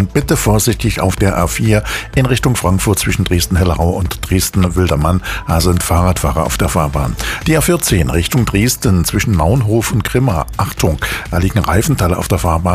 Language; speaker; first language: German; native; German